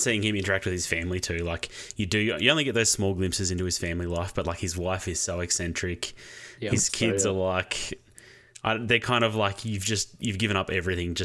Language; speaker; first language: English; native; English